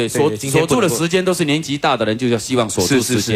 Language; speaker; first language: Chinese; native; Chinese